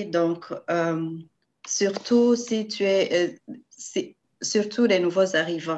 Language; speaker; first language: French; non-native, local second language; Rundi